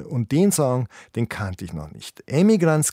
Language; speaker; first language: German; native; German